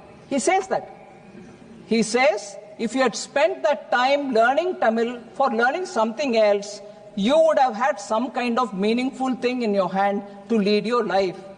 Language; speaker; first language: English; non-native, local second language; Tamil